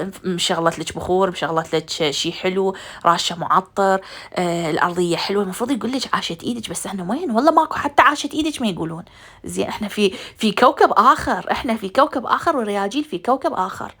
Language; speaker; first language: Arabic; native; Arabic